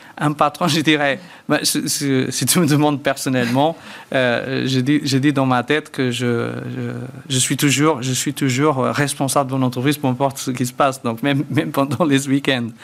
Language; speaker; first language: French; early bilingual, other home language; Portuguese